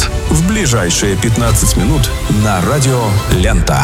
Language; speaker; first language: Russian; native; Russian